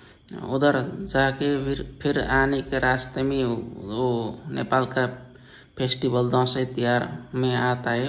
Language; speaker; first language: Hindi; non-native, learner; Nepali